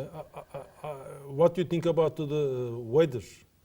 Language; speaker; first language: English; non-native, learner; Turkish